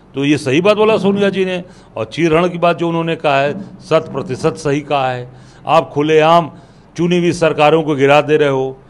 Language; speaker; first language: Hindi; native; Hindi